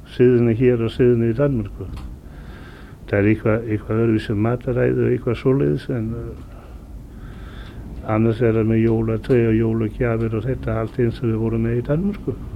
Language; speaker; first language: Icelandic; non-native, fluent; Danish